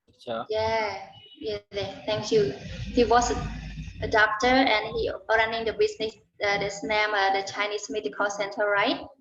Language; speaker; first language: English; non-native, learner; Khmer